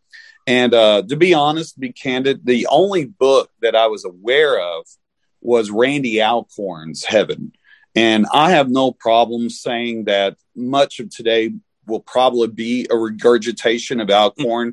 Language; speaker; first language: English; native; English